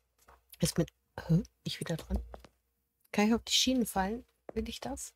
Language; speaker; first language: German; native; German